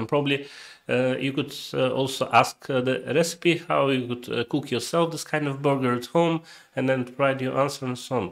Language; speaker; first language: English; non-native, fluent; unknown